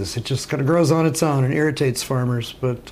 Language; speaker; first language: English; native; English